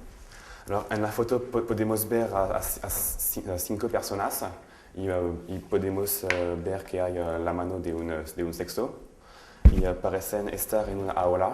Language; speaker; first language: Spanish; non-native, learner; French